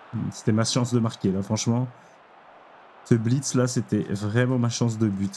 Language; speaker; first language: French; native; French